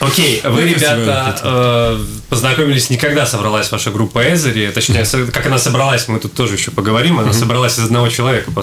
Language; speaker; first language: Russian; native; Russian